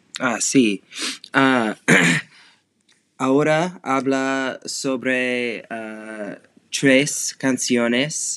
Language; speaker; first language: Spanish; non-native, learner; English